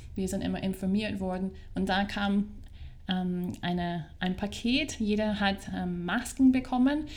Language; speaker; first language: German; non-native, fluent; English